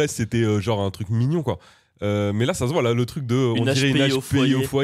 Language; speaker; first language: French; native; French